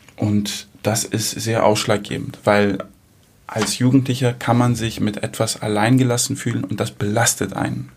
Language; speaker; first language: German; early bilingual, other home language; Greek